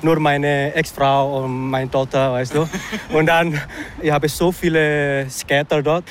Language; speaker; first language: German; non-native, learner; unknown